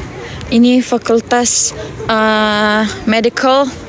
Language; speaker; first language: Indonesian; non-native, learner; Turkish